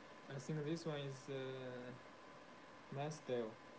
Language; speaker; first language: English; non-native, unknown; Chinese